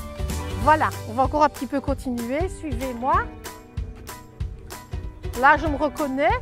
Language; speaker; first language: French; native; French